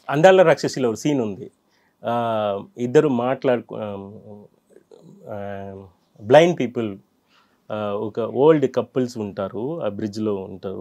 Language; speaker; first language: Telugu; non-native, local second language; Tamil